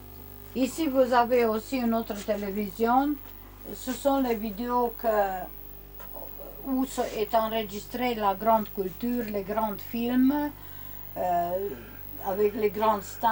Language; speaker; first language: French; non-native, learner; Romanian